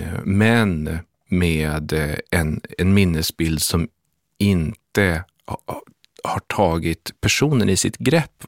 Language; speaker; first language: Swedish; native; Swedish